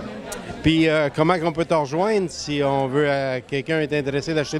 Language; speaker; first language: French; native; French